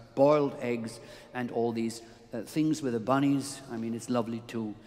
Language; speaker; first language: English; non-native, fluent; German